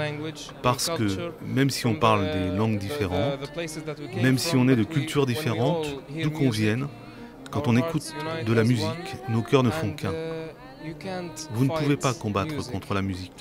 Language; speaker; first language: French; non-native, fluent; Arabic